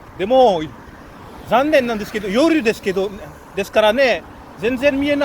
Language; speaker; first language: Japanese; non-native, learner; French